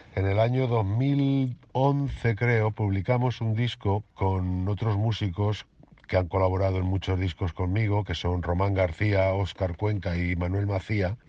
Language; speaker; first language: Spanish; native; Spanish